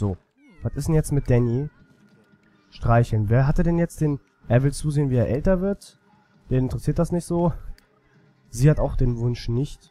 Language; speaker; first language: German; native; German